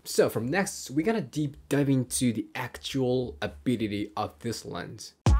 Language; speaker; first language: English; non-native, fluent; Japanese